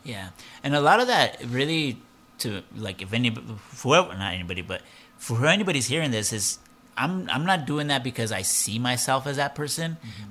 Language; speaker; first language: English; early bilingual, other home language; Spanish